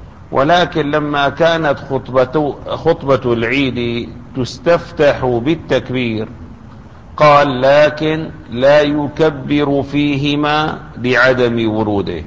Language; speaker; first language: Arabic; native; Arabic